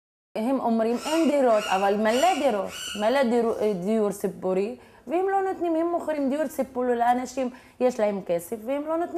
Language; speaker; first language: Hebrew; non-native, learner; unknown